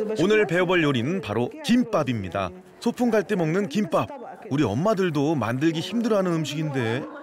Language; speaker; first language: Korean; native; Korean